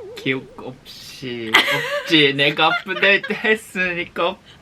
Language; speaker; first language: Korean; non-native, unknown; Japanese